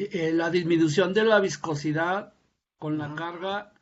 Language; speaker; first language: Spanish; native; Spanish